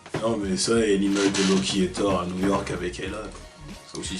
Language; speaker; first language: French; native; French